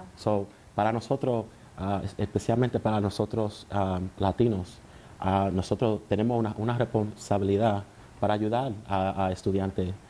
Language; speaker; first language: Spanish; early bilingual, heritage; Spanish